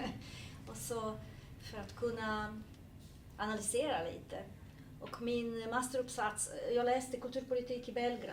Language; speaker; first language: Swedish; non-native, fluent; Serbian